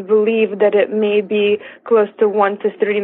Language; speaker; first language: English; non-native, fluent; Russian